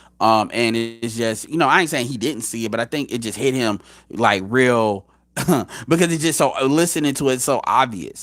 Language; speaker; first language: English; native; English